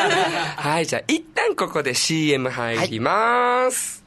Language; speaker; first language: Japanese; native; Japanese